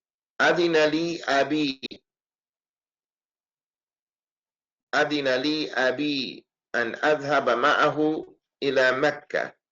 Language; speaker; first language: Arabic; non-native, fluent; English